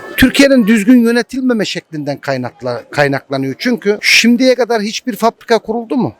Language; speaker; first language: Turkish; early bilingual, heritage; Turkish